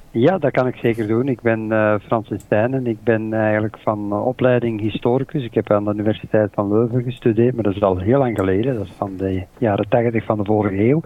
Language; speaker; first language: Dutch; native; Dutch